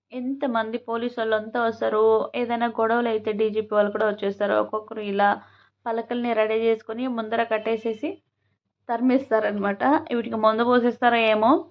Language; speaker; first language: Telugu; native; Telugu